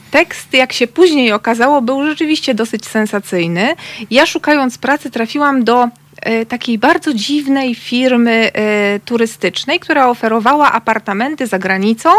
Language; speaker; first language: Polish; native; Polish